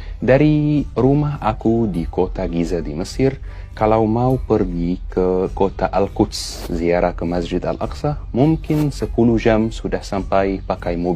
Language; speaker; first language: Indonesian; non-native, fluent; Arabic